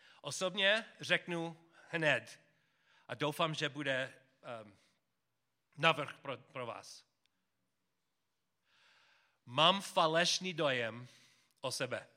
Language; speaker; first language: Czech; non-native, learner; English